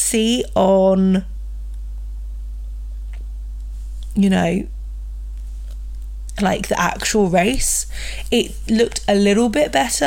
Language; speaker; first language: English; native; English